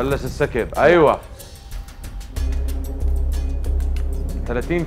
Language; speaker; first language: Arabic; native; Arabic